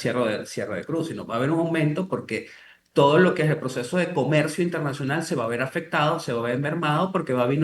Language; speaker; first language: Spanish; native; Spanish